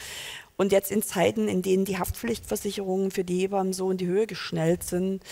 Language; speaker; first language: German; native; German